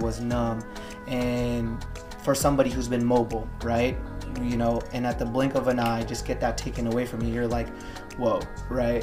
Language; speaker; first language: English; native; English